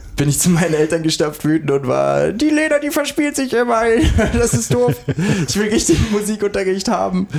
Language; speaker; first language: German; native; German